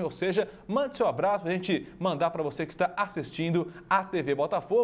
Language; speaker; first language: Portuguese; native; Portuguese